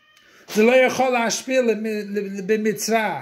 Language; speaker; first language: Hebrew; non-native, fluent; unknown